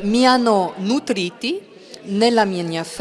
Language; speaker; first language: Italian; non-native, learner; Arabic